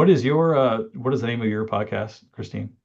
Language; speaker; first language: English; native; English